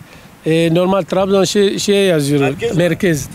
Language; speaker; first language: Turkish; non-native, learner; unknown